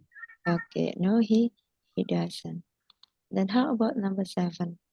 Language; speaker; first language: English; non-native, fluent; Indonesian